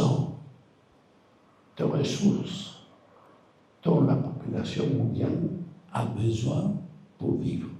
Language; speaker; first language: French; non-native, fluent; Spanish